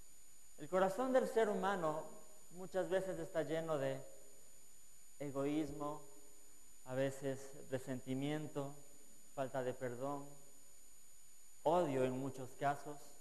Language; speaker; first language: Spanish; native; Spanish